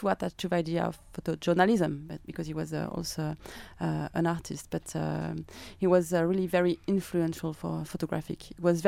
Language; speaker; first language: English; non-native, fluent; French